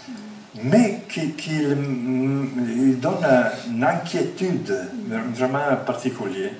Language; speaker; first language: French; non-native, fluent; Italian